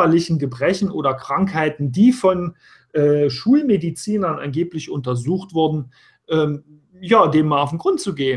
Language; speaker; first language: German; native; German